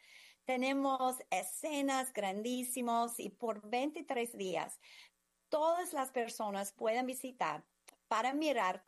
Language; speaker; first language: Spanish; non-native, fluent; English